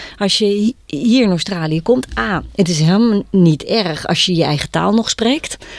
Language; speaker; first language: Dutch; native; Dutch